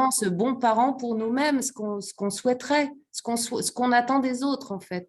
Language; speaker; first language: French; native; French